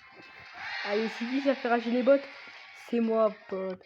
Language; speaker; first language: French; native; French